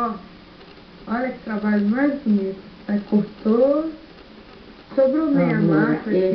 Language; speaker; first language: Portuguese; native; Portuguese